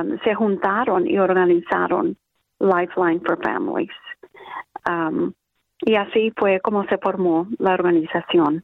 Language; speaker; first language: Spanish; early bilingual, other home language; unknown